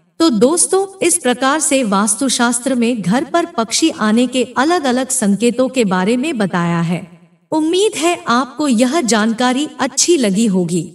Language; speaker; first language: Hindi; native; Hindi